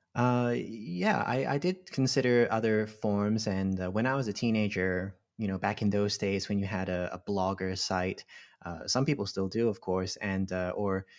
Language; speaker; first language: English; non-native, local second language; Cantonese